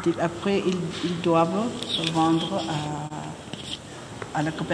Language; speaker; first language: French; non-native, fluent; Spanish